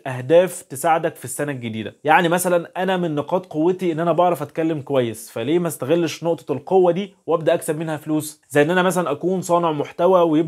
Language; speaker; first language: Arabic; native; Arabic